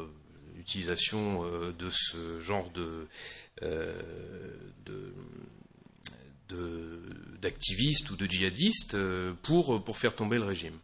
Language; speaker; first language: French; native; French